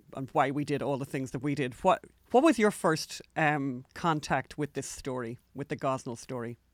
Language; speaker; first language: English; native; English